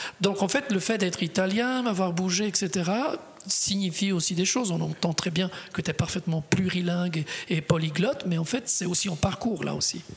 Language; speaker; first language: French; non-native, fluent; Italian